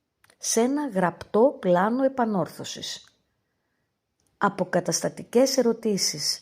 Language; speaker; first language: Greek; native; Greek